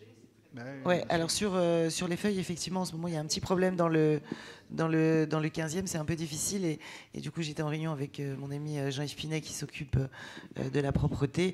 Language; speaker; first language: French; native; French